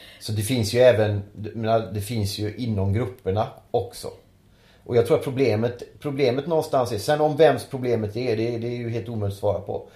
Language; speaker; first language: Swedish; native; Swedish